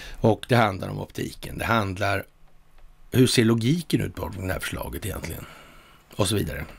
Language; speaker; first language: Swedish; native; Swedish